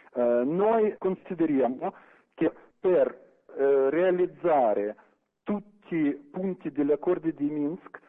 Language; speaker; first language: Italian; non-native, fluent; Ukrainian